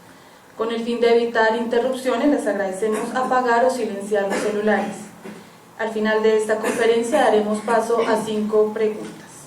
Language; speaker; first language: Spanish; native; Spanish